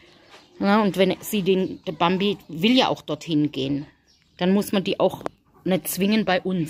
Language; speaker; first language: German; native; German